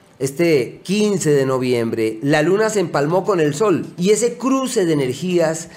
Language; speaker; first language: Spanish; native; Spanish